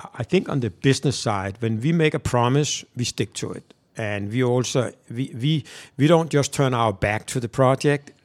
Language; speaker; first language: English; non-native, fluent; Danish